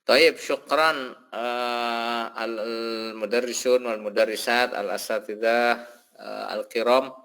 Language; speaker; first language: Arabic; non-native, fluent; Indonesian